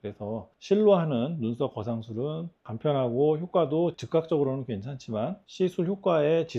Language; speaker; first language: Korean; native; Korean